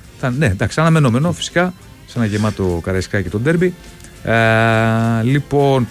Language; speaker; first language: Greek; native; Greek